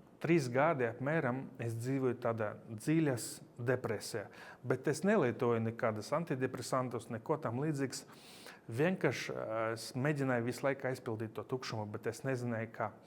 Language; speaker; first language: Latvian; non-native, local second language; Russian